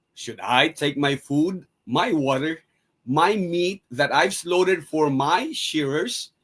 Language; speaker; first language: English; non-native, local second language; Filipino